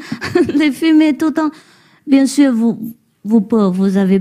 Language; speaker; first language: French; non-native, learner; Vietnamese